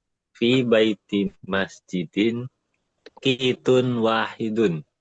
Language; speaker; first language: Arabic; non-native, learner; Indonesian